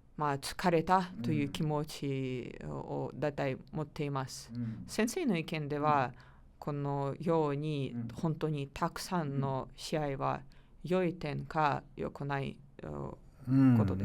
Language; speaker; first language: Japanese; non-native, learner; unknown